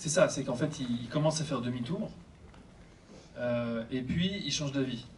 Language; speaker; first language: French; native; French